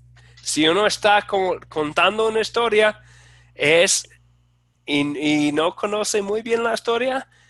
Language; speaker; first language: Spanish; non-native, fluent; English